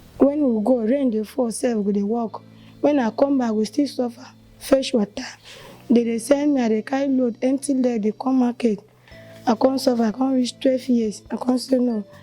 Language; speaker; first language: Nigerian Pidgin; non-native, local second language; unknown